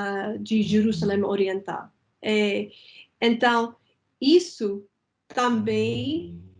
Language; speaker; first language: Portuguese; non-native, fluent; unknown